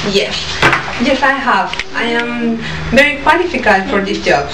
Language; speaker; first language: English; non-native, learner; Spanish